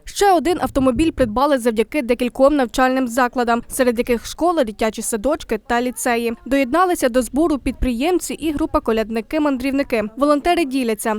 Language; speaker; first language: Ukrainian; native; Ukrainian